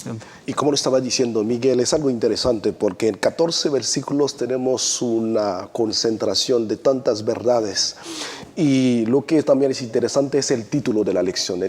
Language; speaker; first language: Spanish; non-native, fluent; Haitian Creole